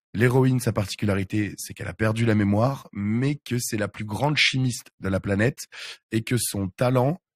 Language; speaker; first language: French; native; French